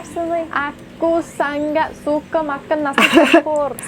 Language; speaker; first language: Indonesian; non-native, learner; English